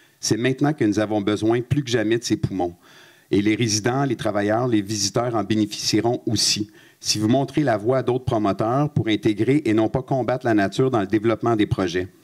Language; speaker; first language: French; native; French